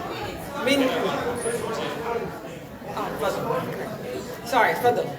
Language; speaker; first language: Arabic; early bilingual, heritage; Arabic